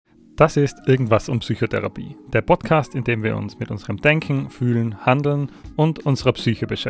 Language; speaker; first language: German; native; German